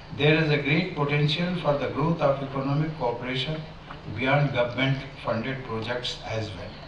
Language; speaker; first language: English; non-native, local second language; Hindi